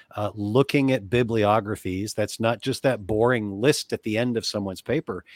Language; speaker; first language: English; native; English